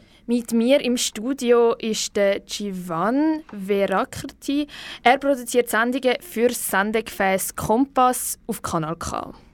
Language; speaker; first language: German; native; German